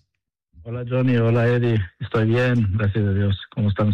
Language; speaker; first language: Spanish; non-native, learner; Hebrew